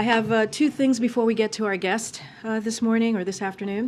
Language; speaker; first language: English; native; English